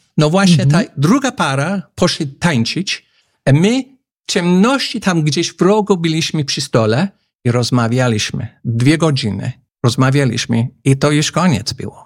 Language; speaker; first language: Polish; non-native, fluent; English